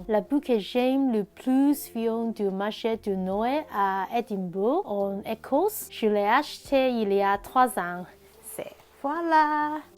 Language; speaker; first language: French; non-native, learner; Cantonese